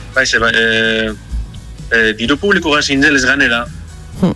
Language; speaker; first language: Basque; native; Basque